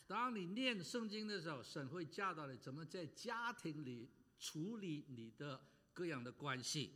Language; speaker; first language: Chinese; native; Chinese